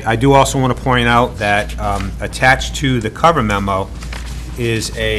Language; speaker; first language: English; native; English